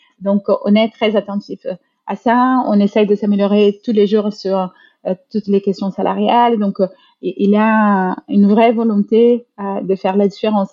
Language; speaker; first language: French; non-native, fluent; Portuguese